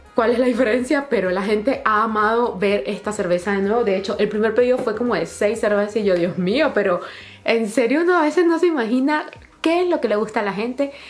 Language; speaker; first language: Spanish; native; Spanish